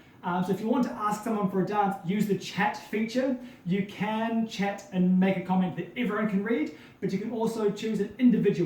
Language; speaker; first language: English; native; English